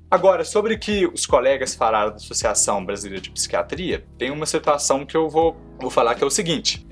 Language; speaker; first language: Portuguese; native; Portuguese